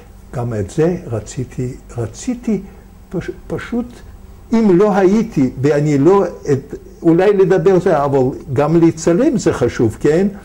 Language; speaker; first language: Hebrew; non-native, fluent; Yiddish